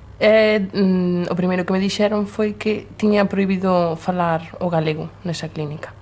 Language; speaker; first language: Galician; native; Galician